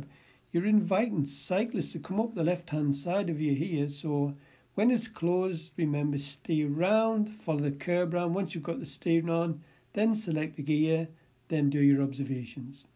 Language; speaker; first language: English; native; English